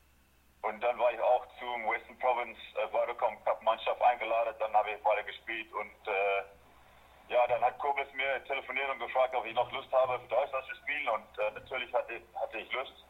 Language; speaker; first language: German; non-native, fluent; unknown